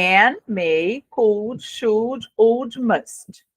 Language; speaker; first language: English; non-native, fluent; Portuguese